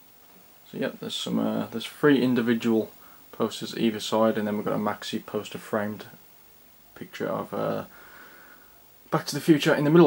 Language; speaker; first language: English; native; English